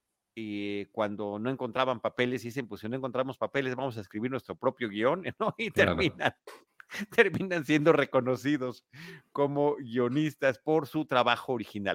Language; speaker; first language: Spanish; native; Spanish